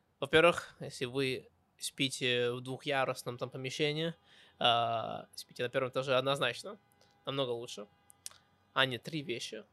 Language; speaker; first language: Russian; early bilingual, heritage; Russian